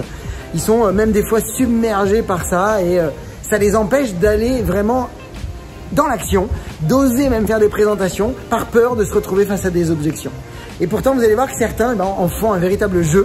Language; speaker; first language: French; native; French